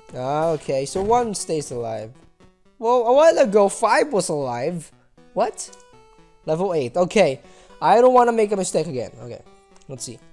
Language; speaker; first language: English; non-native, local second language; Filipino